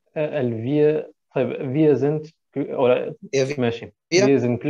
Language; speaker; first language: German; non-native, fluent; Arabic